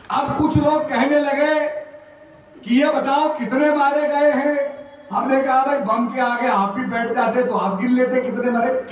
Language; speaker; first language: Hindi; native; Hindi